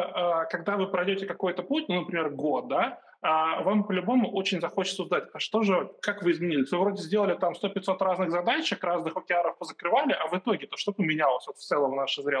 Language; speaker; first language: Russian; native; Russian